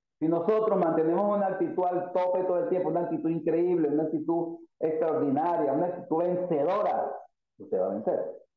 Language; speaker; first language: Spanish; native; Spanish